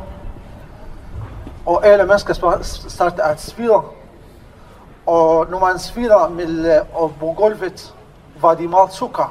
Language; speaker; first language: Danish; non-native, learner; Arabic